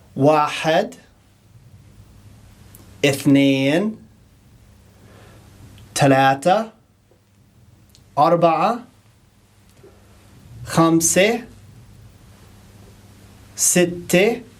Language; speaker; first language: Arabic; non-native, fluent; English